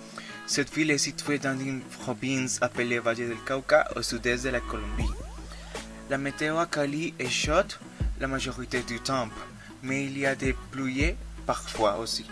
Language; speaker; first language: French; non-native, learner; Spanish